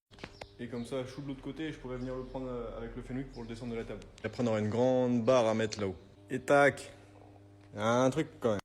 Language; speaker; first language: French; native; French